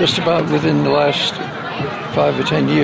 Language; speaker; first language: English; native; English